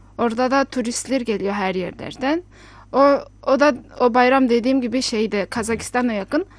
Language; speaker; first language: Turkish; non-native, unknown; Kazakh